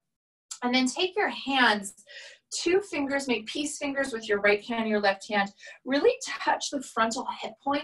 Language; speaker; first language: English; native; English